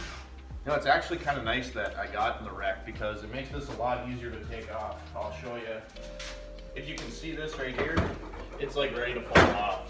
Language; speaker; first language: English; native; English